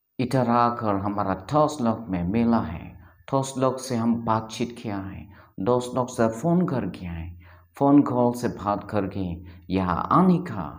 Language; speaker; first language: Hindi; non-native, local second language; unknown